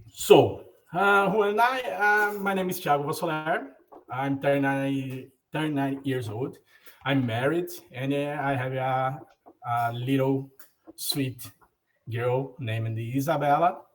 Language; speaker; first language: English; non-native, learner; Portuguese